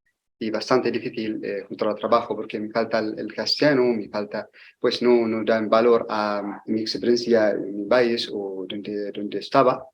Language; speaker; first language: Spanish; non-native, learner; Arabic